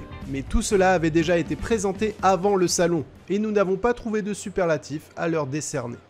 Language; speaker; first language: French; native; French